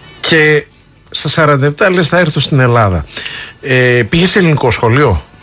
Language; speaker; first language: Greek; native; Greek